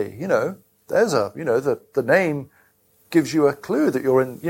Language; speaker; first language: English; native; English